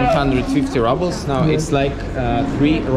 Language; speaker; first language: English; non-native, learner; Russian